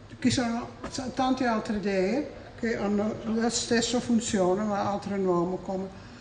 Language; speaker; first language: Italian; non-native, fluent; Dutch